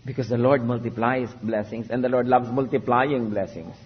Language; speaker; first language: English; non-native, local second language; Filipino